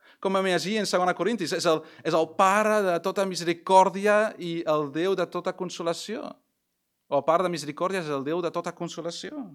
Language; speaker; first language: Catalan; non-native, local second language; Spanish